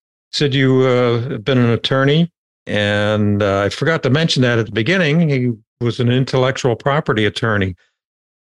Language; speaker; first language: English; native; English